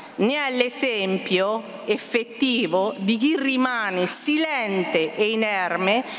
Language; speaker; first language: Italian; native; Italian